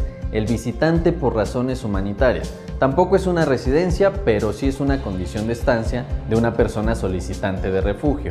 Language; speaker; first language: Spanish; native; Spanish